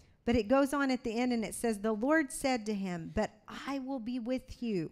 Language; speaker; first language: English; native; English